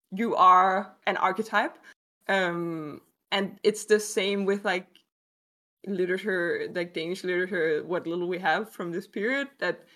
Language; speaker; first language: English; non-native, fluent; Danish